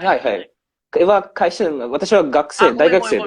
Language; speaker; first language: Japanese; non-native, learner; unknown